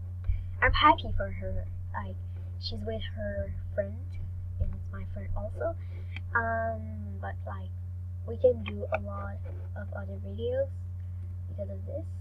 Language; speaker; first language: English; non-native, learner; French